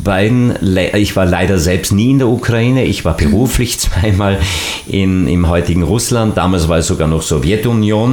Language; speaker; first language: German; native; German